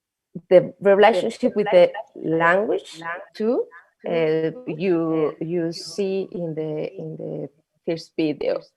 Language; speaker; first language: English; non-native, learner; Spanish